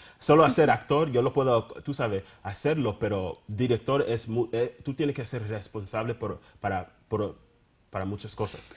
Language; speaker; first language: Spanish; early bilingual, heritage; Spanish